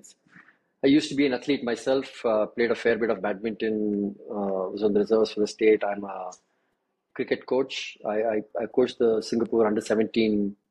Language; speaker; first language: English; non-native, local second language; Kannada